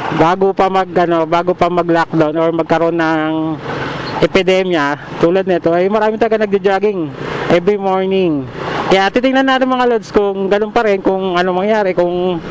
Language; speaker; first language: Filipino; native; Filipino